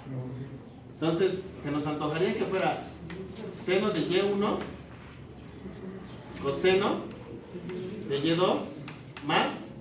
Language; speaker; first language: Spanish; native; Spanish